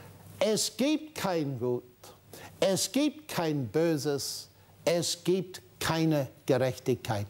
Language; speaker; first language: German; non-native, fluent; English